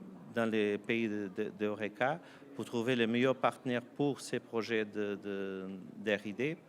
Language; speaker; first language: French; non-native, fluent; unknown